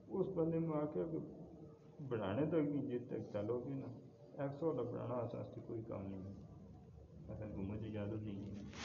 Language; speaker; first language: Urdu; non-native, local second language; Punjabi